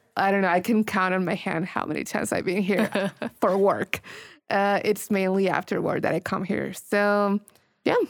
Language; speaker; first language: English; non-native, fluent; Spanish